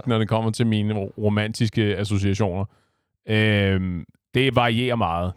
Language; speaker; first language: Danish; native; Danish